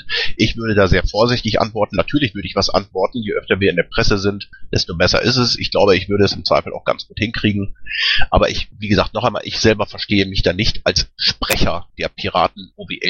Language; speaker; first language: German; native; German